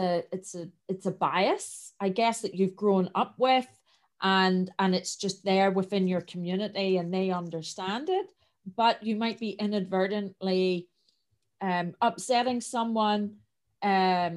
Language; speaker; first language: English; native; English